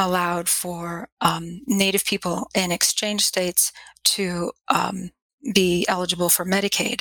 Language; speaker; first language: English; native; English